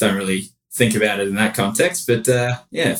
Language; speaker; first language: English; native; English